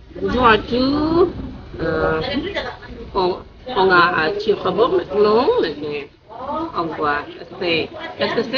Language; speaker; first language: French; non-native, learner; Indonesian